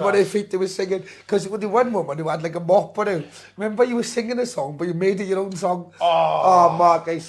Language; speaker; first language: English; native; English